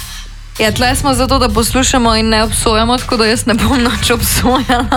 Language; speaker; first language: Slovenian; native; Slovenian